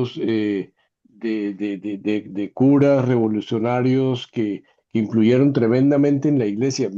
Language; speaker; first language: Spanish; native; Spanish